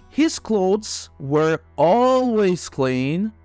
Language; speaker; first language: English; non-native, fluent; Persian